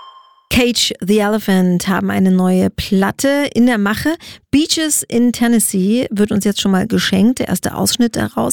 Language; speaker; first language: German; native; German